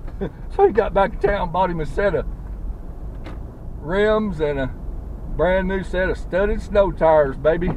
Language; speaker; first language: English; native; English